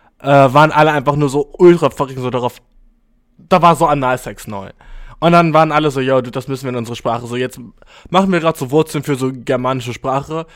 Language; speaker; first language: German; early bilingual, other home language; Albanian